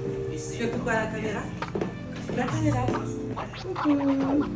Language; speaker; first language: French; native; French